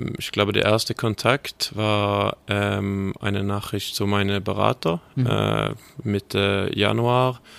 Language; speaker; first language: German; non-native, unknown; Swedish